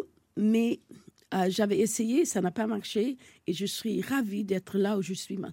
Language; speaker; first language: French; non-native, fluent; English